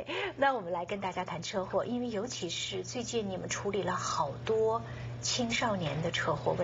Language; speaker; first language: Chinese; native; Chinese